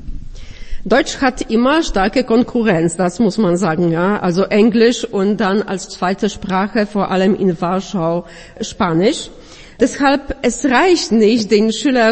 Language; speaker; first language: German; non-native, fluent; Polish